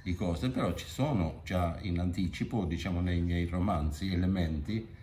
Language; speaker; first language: Italian; non-native, fluent; Swedish